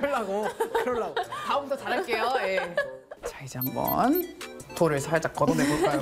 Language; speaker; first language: Korean; native; Korean